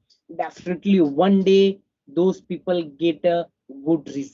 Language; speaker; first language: English; non-native, fluent; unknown